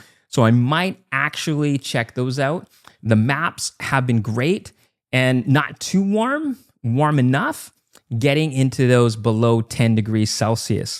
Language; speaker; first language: English; native; English